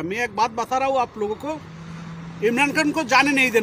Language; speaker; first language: Hindi; non-native, fluent; Bangla